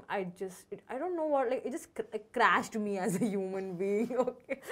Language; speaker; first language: English; non-native, local second language; Hindi